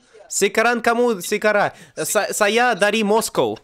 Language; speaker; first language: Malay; non-native, learner; Russian